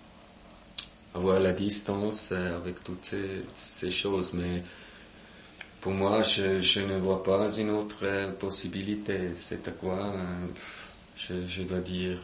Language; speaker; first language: French; non-native, local second language; German